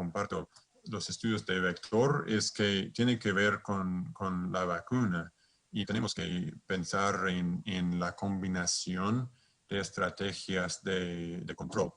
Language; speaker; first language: Spanish; non-native, fluent; English